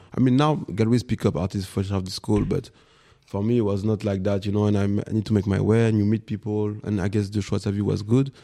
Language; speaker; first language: English; non-native, fluent; French